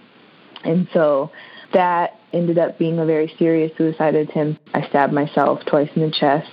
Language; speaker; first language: English; native; English